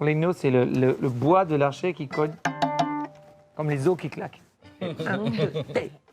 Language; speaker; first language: French; native; French